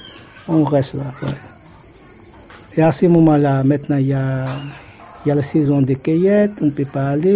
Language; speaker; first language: French; non-native, local second language; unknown